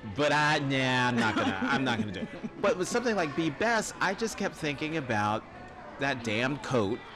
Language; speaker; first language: English; native; English